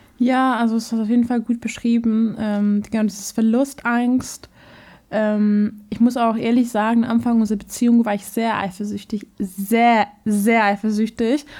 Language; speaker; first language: German; non-native, fluent; Hungarian